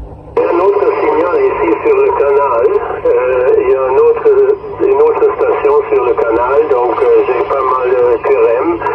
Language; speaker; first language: French; non-native, fluent; German